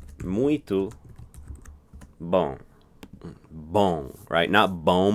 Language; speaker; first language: Portuguese; non-native, fluent; English